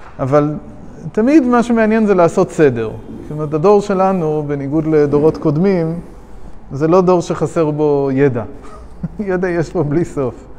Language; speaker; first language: Hebrew; non-native, fluent; English